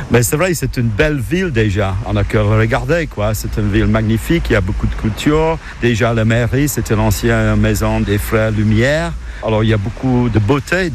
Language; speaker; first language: French; non-native, fluent; English